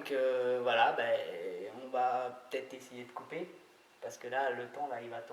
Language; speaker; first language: French; native; French